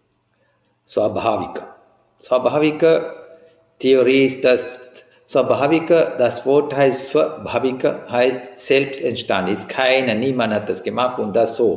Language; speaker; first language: German; non-native, fluent; Sinhala